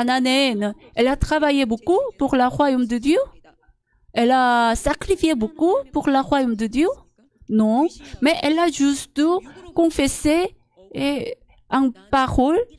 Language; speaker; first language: French; non-native, learner; Korean